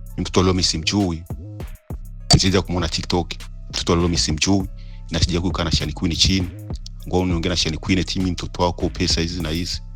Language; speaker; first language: Swahili; non-native, local second language; Rundi